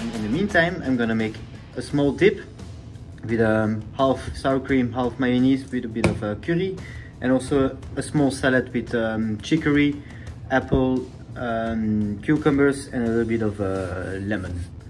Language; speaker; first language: English; non-native, fluent; French